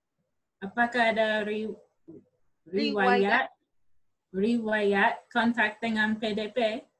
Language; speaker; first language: Indonesian; non-native, learner; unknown